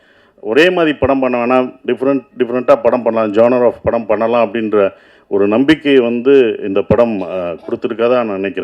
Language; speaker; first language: Tamil; native; Tamil